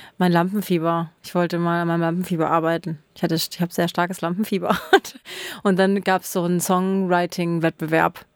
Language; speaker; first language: German; native; German